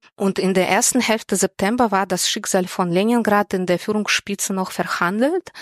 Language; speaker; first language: German; non-native, fluent; Russian